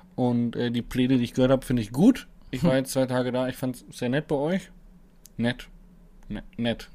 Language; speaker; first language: German; native; German